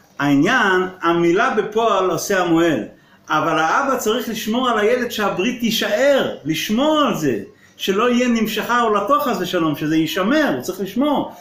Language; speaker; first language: Hebrew; non-native, local second language; Yiddish